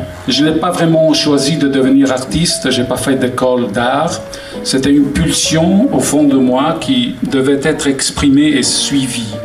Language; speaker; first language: French; non-native, fluent; Italian